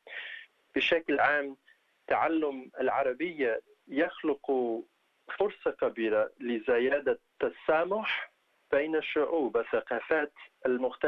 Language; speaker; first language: Arabic; non-native, fluent; English